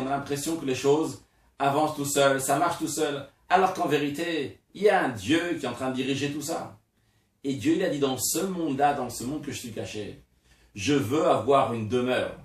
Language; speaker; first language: French; native; French